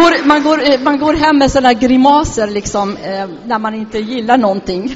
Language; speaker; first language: Swedish; non-native, fluent; Arabic